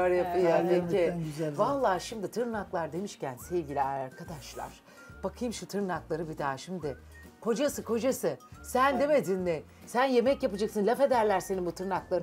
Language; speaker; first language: Turkish; native; Turkish